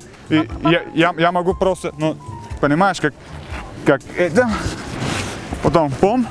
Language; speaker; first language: Russian; non-native, learner; Bulgarian